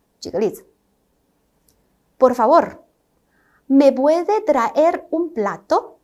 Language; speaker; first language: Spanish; non-native, fluent; Chinese